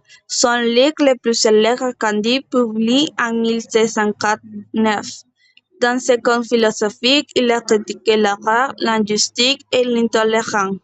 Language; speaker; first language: French; non-native, learner; Spanish